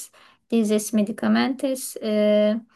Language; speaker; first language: German; non-native, learner; Turkish